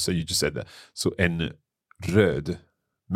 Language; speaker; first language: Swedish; non-native, learner; English